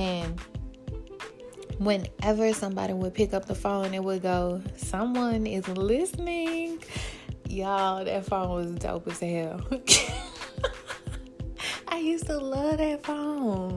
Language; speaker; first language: English; native; English